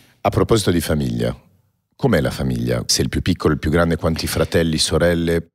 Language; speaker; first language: Italian; early bilingual, heritage; Italian